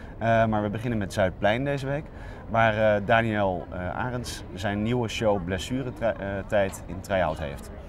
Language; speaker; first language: Dutch; native; Dutch